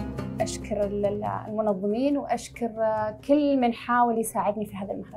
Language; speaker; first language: Arabic; native; Arabic